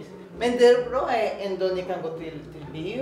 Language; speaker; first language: Swedish; non-native, learner; Spanish